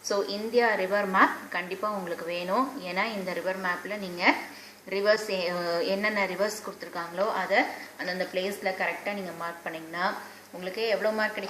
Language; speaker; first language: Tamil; native; Tamil